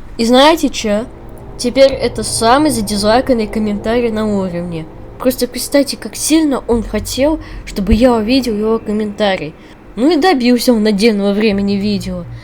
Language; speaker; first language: Russian; native; Russian